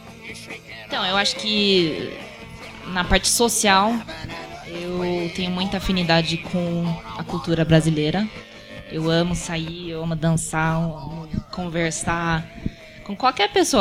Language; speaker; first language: Portuguese; early bilingual, heritage; Portuguese